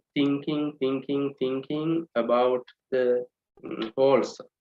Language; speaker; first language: English; non-native, local second language; Sinhala